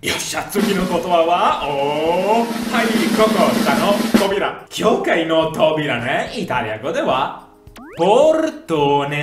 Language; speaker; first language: Japanese; non-native, fluent; Italian